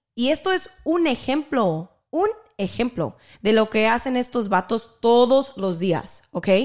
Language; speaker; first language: Spanish; early bilingual, heritage; Spanish